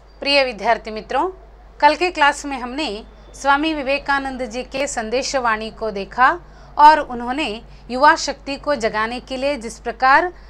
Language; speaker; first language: Hindi; non-native, local second language; Konkani